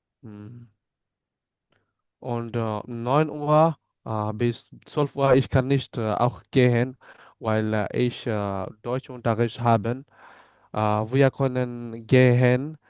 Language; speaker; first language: German; non-native, learner; Bangla